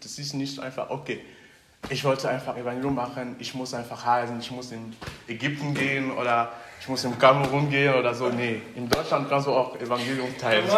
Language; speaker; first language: German; non-native, fluent; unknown